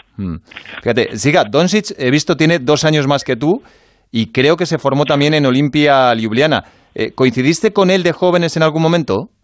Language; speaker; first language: Spanish; native; Spanish